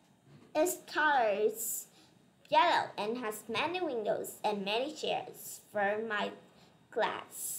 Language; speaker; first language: English; non-native, learner; Vietnamese